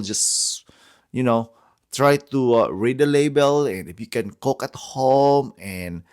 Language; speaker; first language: English; non-native, fluent; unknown